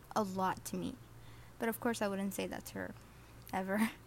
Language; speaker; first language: English; non-native, fluent; Arabic